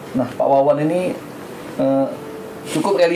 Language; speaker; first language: Malay; native; Malay